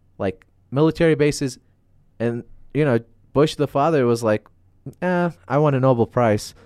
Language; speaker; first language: English; non-native, fluent; Arabic